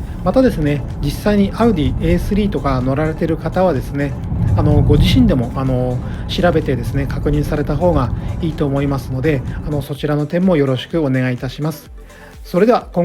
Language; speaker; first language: Japanese; native; Japanese